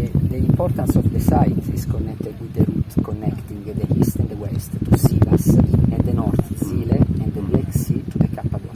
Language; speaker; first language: English; non-native, fluent; Italian